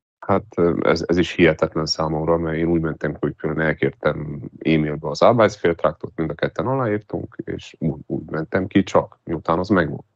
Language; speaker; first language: Hungarian; native; Hungarian